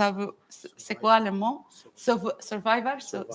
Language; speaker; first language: French; non-native, learner; Arabic